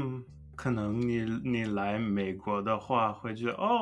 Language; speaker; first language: Chinese; non-native, learner; English